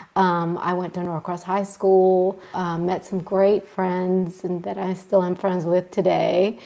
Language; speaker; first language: English; early bilingual, other home language; Spanish